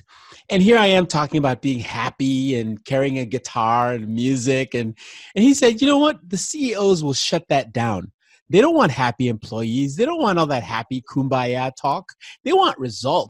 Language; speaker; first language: English; non-native, local second language; Igbo